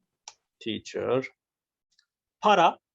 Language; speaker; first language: English; non-native, learner; Turkish